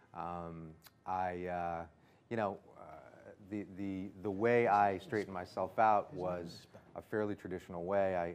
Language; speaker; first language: English; native; English